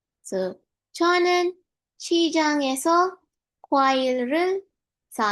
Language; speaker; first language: Korean; non-native, learner; English